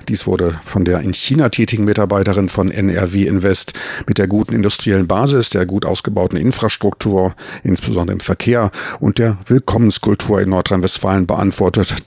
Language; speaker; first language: German; native; German